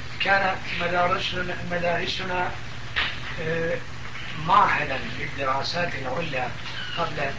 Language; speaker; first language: Arabic; non-native, fluent; Turkish